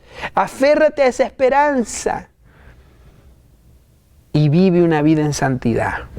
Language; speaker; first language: Spanish; native; Spanish